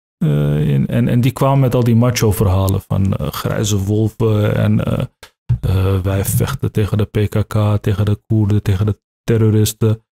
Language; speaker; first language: Dutch; early bilingual, other home language; Turkish